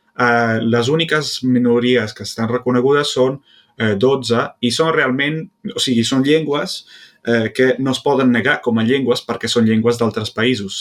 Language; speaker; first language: Catalan; non-native, fluent; Italian